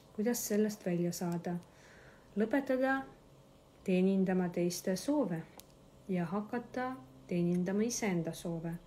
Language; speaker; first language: Estonian; non-native, local second language; Russian